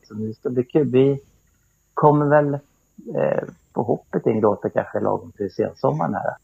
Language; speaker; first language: Swedish; native; Swedish